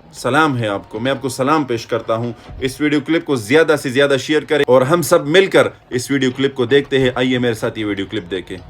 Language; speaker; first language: Urdu; non-native, local second language; Pashto